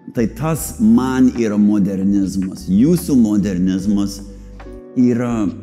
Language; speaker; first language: Lithuanian; early bilingual, heritage; English